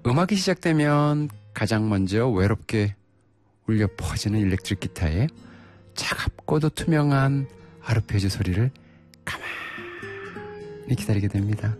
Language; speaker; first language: Korean; native; Korean